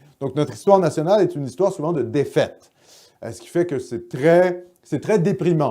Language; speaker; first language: French; native; French